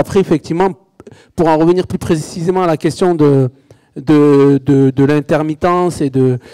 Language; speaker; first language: French; native; French